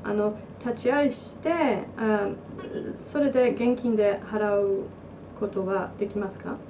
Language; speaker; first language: Japanese; non-native, learner; English